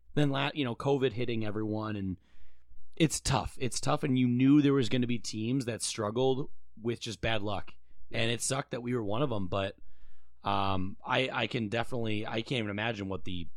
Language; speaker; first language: English; native; English